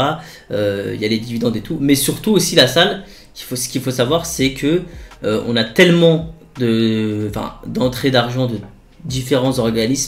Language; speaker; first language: French; native; French